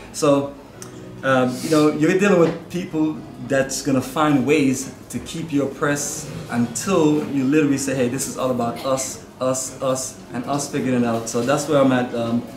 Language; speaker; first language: English; native; English